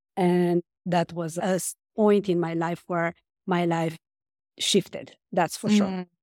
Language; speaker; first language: English; non-native, fluent; Romanian